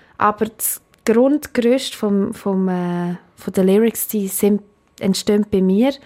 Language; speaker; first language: German; native; German